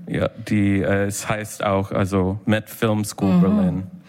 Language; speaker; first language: German; non-native, learner; English